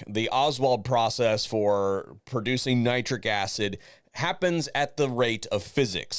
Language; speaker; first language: English; native; English